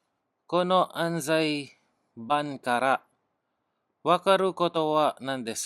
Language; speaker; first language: Japanese; non-native, learner; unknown